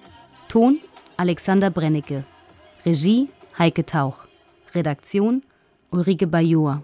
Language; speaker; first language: German; native; German